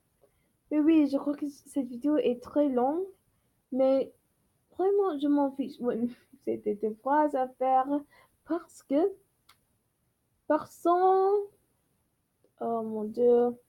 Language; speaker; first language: French; non-native, learner; English